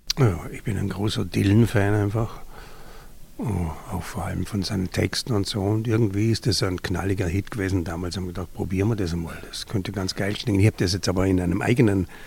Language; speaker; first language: German; native; German